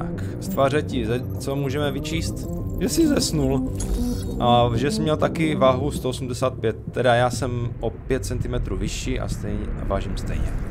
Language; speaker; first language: Czech; native; Czech